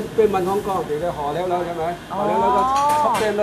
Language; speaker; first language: Thai; non-native, learner; Cantonese